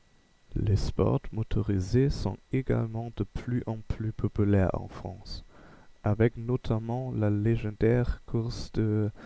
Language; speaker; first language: French; non-native, learner; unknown